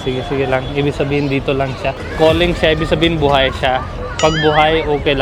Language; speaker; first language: Filipino; non-native, learner; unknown